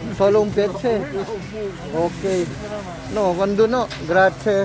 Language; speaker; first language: Italian; non-native, learner; Filipino